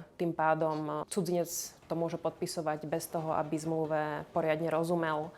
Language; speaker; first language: Slovak; native; Slovak